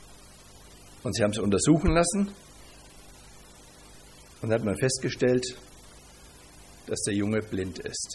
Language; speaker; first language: German; native; German